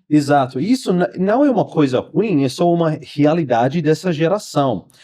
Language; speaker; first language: Portuguese; non-native, fluent; English